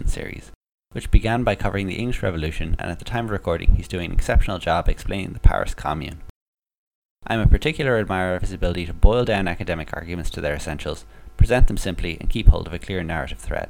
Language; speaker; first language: English; native; English